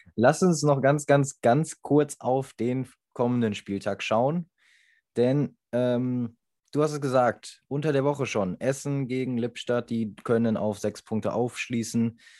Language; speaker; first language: German; native; German